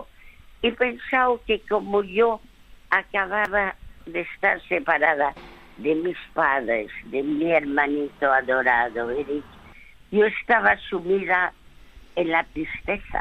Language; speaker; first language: Spanish; early bilingual, other home language; French